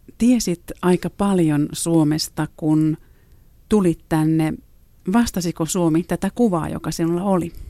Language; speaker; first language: Finnish; native; Finnish